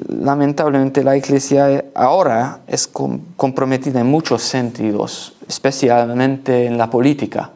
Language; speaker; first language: Spanish; non-native, learner; Hungarian